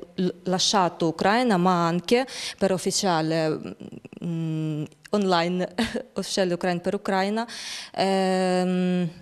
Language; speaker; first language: Italian; non-native, learner; Ukrainian